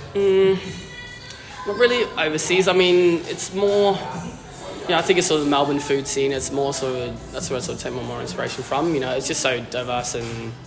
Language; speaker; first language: English; native; English